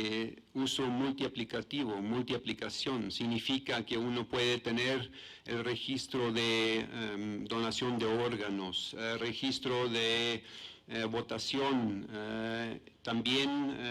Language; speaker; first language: Spanish; non-native, fluent; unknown